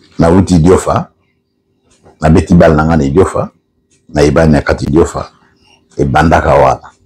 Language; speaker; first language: Lingala; non-native, local second language; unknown